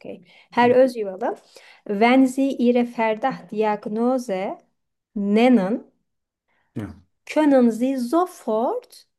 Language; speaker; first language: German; non-native, fluent; Turkish